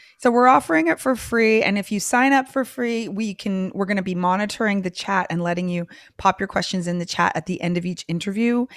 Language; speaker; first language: English; native; English